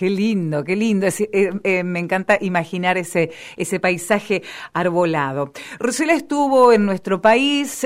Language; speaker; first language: Spanish; native; Spanish